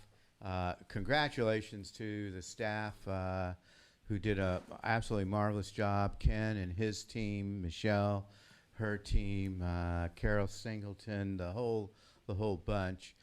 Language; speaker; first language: English; native; English